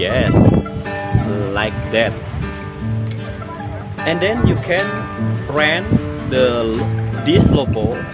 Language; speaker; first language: English; non-native, learner; Indonesian